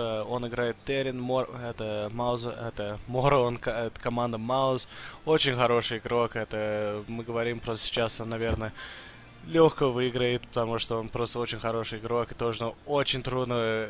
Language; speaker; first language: Russian; early bilingual, heritage; Russian